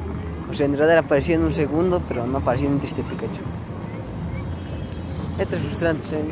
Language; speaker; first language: Spanish; native; Spanish